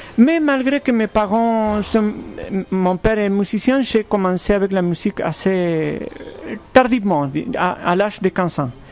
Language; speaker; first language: French; non-native, fluent; Spanish